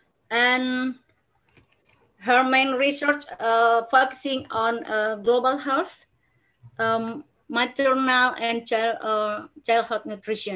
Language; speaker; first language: English; non-native, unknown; Indonesian